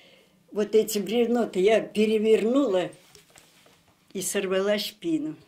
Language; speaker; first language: Russian; native; Russian